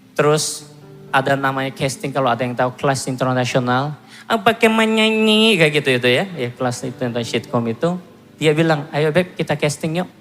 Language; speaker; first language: Indonesian; non-native, fluent; Korean